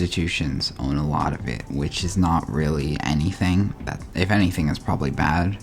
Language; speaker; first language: English; native; English